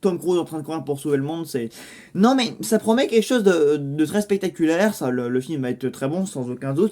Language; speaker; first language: French; native; French